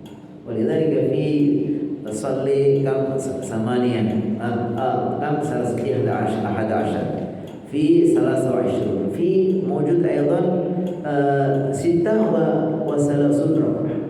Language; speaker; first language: Arabic; non-native, fluent; Indonesian